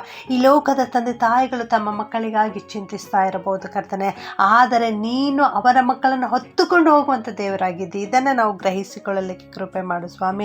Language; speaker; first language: Kannada; native; Kannada